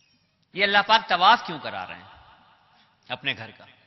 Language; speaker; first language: Urdu; native; Urdu